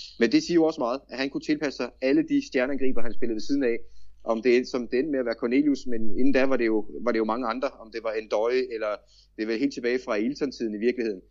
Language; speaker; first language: Danish; native; Danish